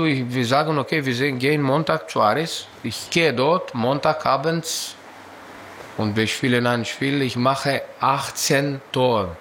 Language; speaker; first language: German; non-native, learner; Greek